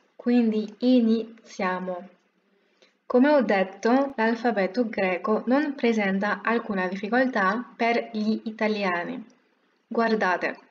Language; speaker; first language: Italian; non-native, fluent; French